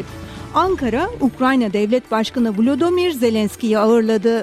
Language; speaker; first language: Turkish; native; Turkish